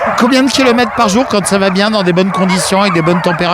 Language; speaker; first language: French; native; French